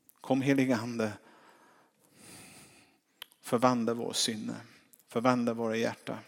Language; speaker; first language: Swedish; non-native, fluent; English